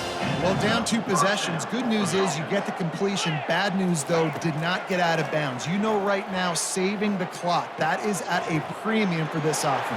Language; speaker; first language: English; native; English